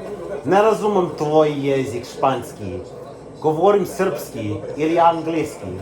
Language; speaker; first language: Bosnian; early bilingual, heritage; Bosnian